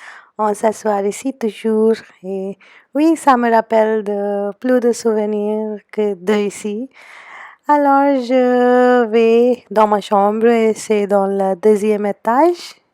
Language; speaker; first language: French; non-native, fluent; Hindi